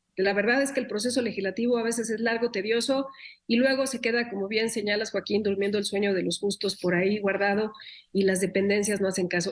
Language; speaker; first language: Spanish; native; Spanish